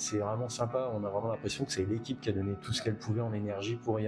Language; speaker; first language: French; native; French